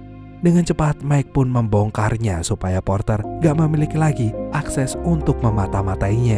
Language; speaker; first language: Indonesian; native; Indonesian